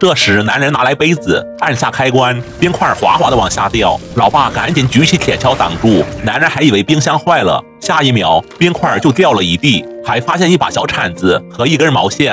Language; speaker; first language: Chinese; native; Chinese